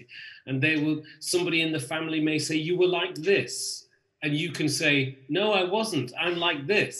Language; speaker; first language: English; native; English